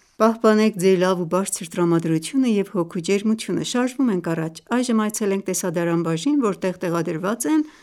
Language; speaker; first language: Armenian; early bilingual, heritage; Armenian